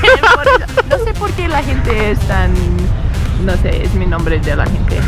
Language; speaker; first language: Spanish; non-native, learner; English